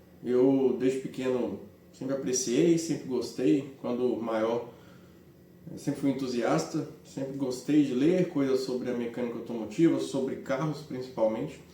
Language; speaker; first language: Portuguese; native; Portuguese